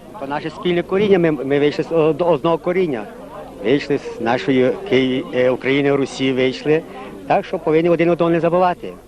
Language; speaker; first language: Ukrainian; native; Ukrainian